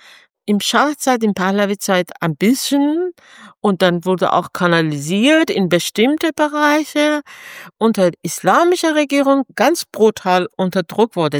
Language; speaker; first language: German; non-native, fluent; Persian